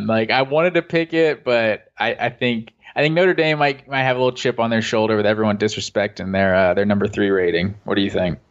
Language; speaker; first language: English; native; English